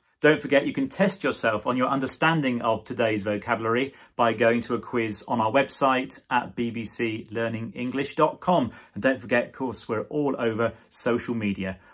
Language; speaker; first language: English; native; English